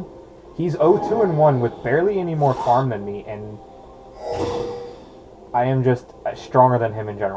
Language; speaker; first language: English; native; English